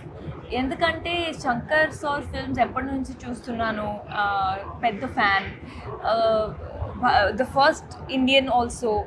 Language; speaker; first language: Telugu; non-native, local second language; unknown